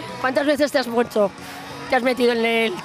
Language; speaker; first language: Spanish; native; Spanish